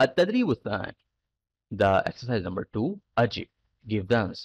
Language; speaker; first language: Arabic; non-native, fluent; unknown